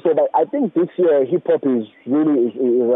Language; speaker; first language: English; non-native, local second language; Zulu